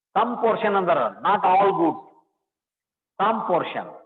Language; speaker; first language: English; non-native, local second language; Kannada